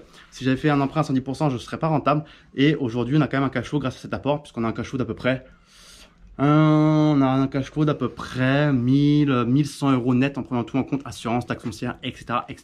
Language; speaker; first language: French; native; French